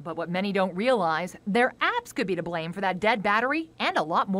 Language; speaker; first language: English; native; English